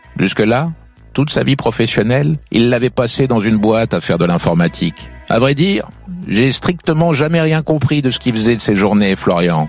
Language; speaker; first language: French; native; French